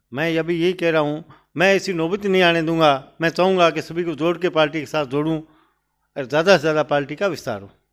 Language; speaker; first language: Hindi; native; Hindi